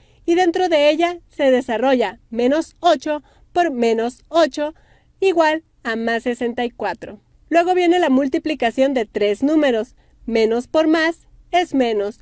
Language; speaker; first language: Spanish; native; Spanish